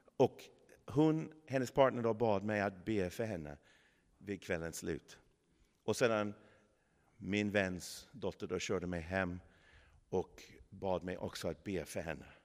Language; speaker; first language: Swedish; non-native, fluent; English